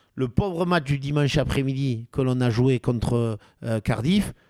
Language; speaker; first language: French; native; French